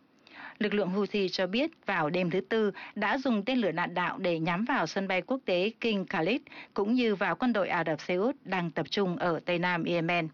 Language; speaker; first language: Vietnamese; native; Vietnamese